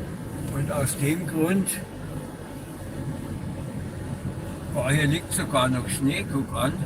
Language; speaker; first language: German; native; German